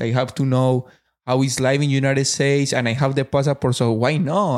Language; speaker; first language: English; non-native, learner; Spanish